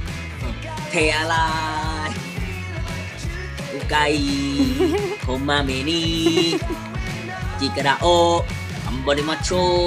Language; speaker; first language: Japanese; non-native, learner; Thai